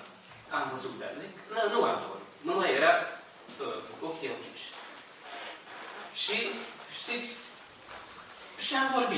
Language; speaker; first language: Romanian; non-native, learner; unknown